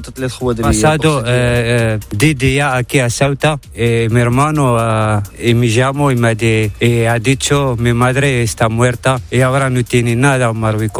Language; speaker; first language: Spanish; non-native, learner; Arabic